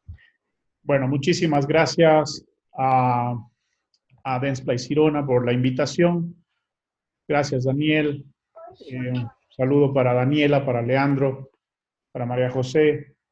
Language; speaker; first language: Spanish; native; Spanish